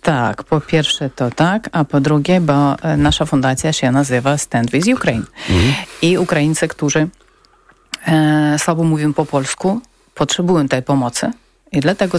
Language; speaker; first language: Polish; non-native, local second language; Ukrainian